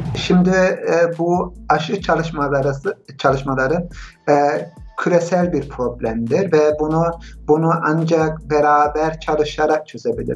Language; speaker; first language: Turkish; early bilingual, heritage; Turkish